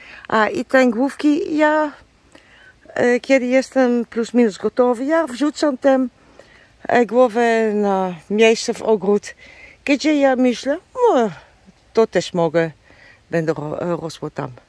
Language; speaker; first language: Polish; non-native, learner; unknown